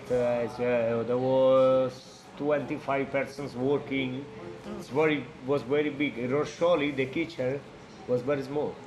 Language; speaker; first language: English; non-native, learner; Italian